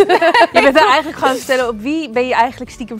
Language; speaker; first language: Dutch; native; Dutch